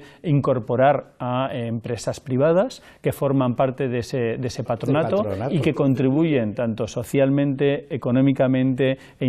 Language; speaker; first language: Spanish; native; Spanish